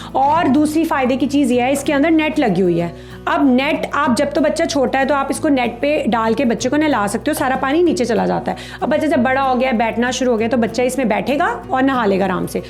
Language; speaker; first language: Hindi; native; Hindi